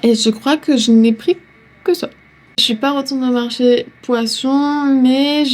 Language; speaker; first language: French; native; French